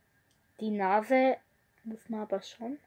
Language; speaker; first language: German; non-native, learner; Bulgarian